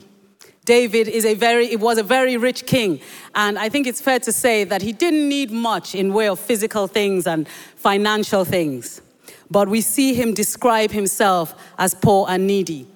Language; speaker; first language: English; non-native, local second language; Yoruba